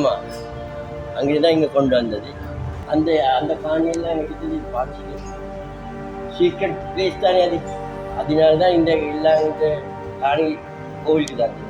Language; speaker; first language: Tamil; non-native, local second language; Sinhala